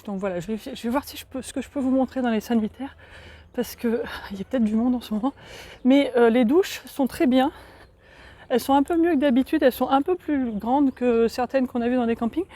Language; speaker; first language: French; native; French